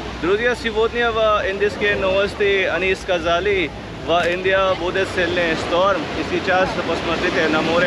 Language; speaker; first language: Russian; non-native, learner; Hindi